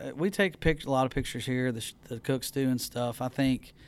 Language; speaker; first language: English; native; English